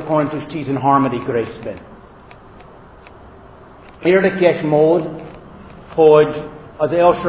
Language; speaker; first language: Hungarian; non-native, fluent; English